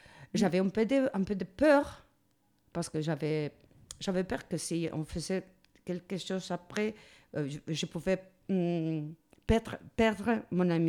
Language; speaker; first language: French; non-native, fluent; Spanish